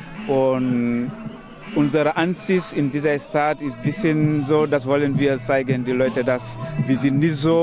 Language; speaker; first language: German; non-native, learner; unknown